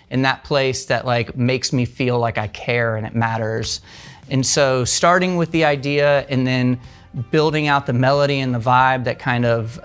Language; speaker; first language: English; native; English